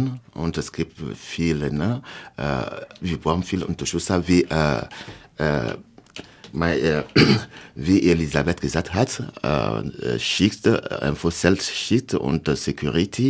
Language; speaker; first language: German; non-native, learner; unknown